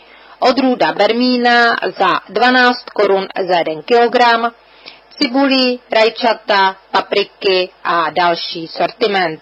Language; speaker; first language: Czech; native; Czech